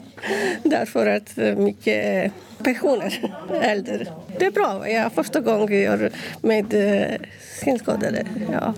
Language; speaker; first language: Swedish; non-native, learner; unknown